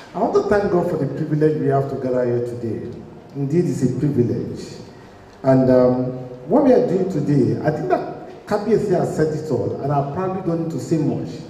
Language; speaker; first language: English; non-native, local second language; Yoruba